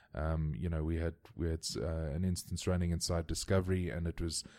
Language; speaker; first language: English; native; English